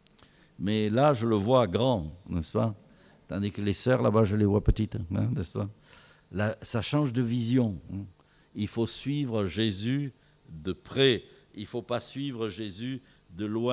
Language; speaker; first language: French; native; French